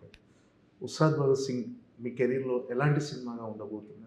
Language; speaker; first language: Telugu; native; Telugu